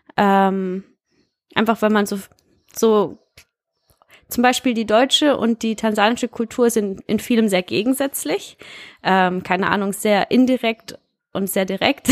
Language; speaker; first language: German; early bilingual, heritage; German